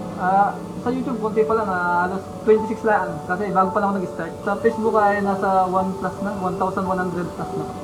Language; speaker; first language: Filipino; native; Filipino